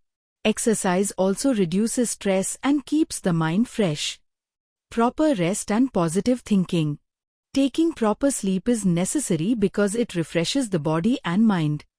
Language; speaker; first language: English; non-native, fluent; Hindi